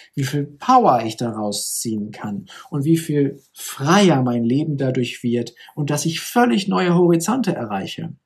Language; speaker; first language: German; native; German